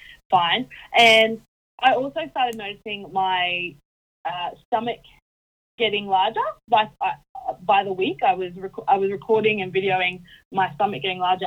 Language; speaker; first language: English; native; English